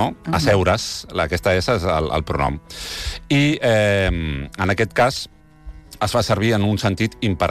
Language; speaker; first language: Catalan; native; Catalan